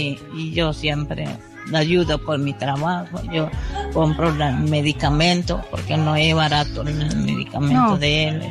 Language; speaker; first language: Spanish; non-native, local second language; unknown